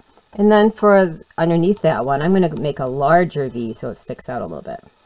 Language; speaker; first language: English; native; English